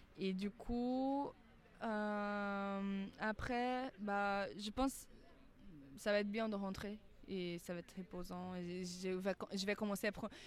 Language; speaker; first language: French; non-native, fluent; Portuguese